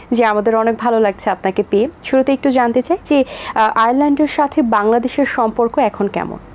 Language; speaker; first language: Bangla; native; Bangla